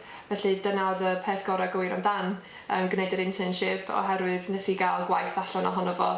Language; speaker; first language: Welsh; native; Welsh